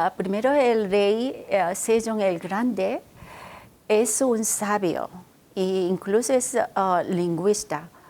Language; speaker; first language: Spanish; non-native, fluent; Korean